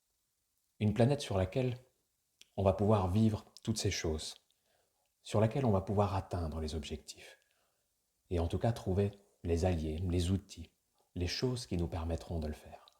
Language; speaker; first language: French; native; French